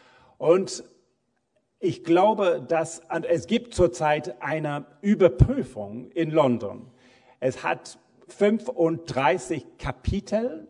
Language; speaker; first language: German; non-native, fluent; English